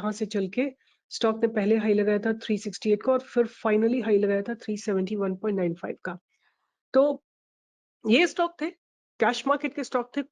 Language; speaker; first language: Hindi; native; Hindi